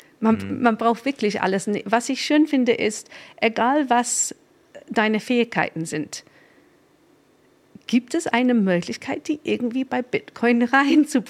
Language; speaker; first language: German; non-native, fluent; English